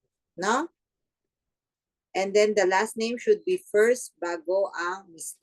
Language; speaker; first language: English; non-native, fluent; Filipino